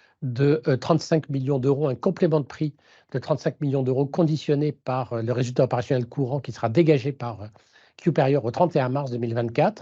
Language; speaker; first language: French; native; French